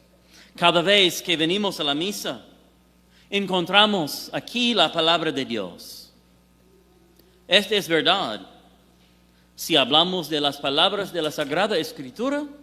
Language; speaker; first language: Spanish; non-native, fluent; English